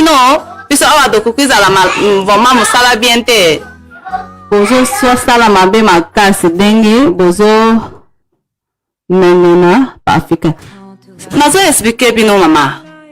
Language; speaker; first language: Lingala; non-native, fluent; Chinese